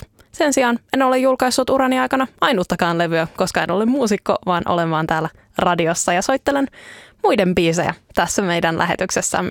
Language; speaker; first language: Finnish; native; Finnish